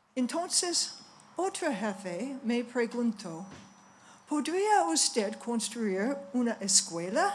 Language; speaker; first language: Spanish; non-native, fluent; English